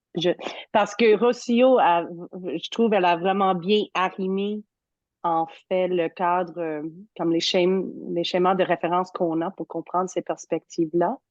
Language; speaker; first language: French; native; French